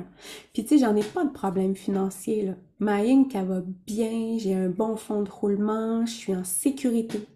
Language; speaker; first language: French; native; French